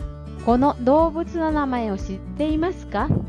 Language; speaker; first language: Japanese; non-native, fluent; Indonesian